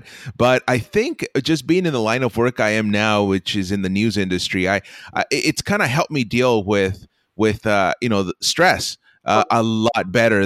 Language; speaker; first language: English; early bilingual, other home language; Spanish